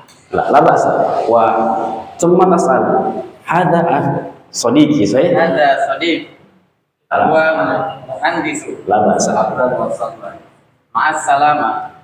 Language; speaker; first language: Arabic; non-native, fluent; Indonesian